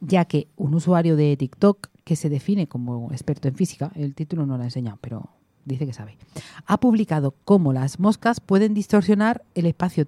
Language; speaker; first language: Spanish; native; Spanish